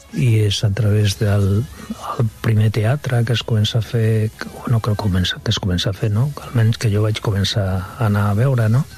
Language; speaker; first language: Catalan; non-native, local second language; Spanish